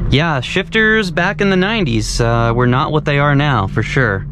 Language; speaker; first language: English; native; English